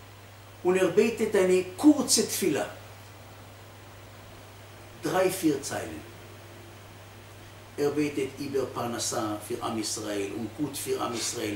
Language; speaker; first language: German; non-native, fluent; Hebrew